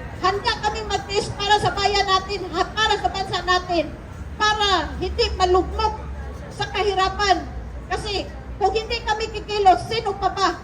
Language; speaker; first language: Filipino; non-native, local second language; Cebuano